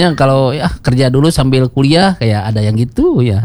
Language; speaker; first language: Indonesian; non-native, local second language; Sundanese